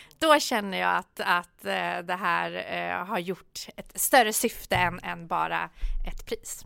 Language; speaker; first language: Swedish; early bilingual, other home language; Persian